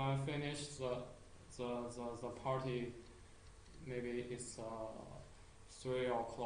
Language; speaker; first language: English; non-native, learner; Chinese